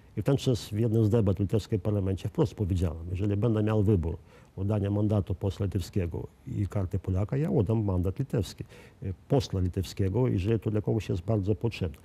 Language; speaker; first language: Polish; native; Polish